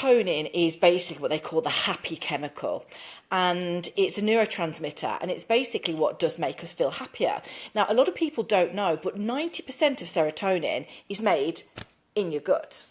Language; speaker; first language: English; native; English